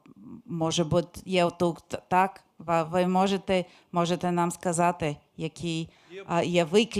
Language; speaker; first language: Ukrainian; non-native, fluent; English